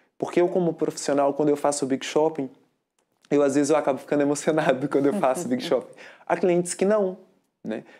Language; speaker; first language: Portuguese; native; Portuguese